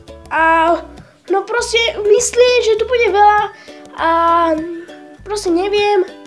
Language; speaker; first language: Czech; non-native, learner; Slovak